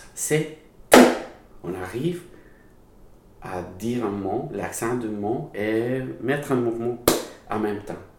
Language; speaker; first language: French; non-native, learner; Spanish